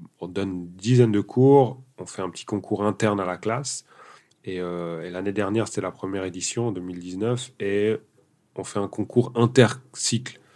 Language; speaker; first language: French; early bilingual, other home language; Portuguese